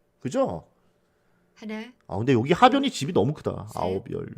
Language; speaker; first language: Korean; native; Korean